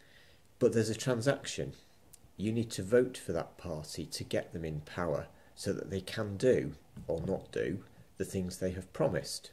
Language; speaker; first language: English; native; English